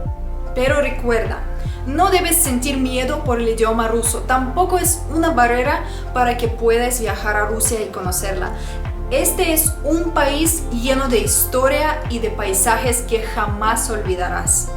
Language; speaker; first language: Spanish; non-native, fluent; Russian